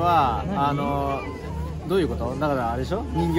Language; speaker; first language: Japanese; native; Japanese